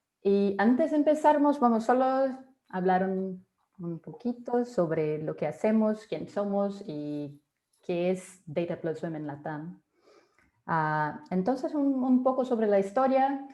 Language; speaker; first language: Spanish; non-native, fluent; Portuguese